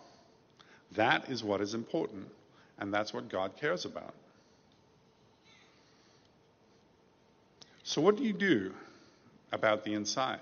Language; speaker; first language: English; native; English